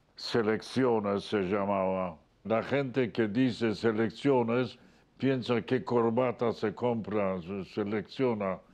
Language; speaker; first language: Spanish; non-native, fluent; Polish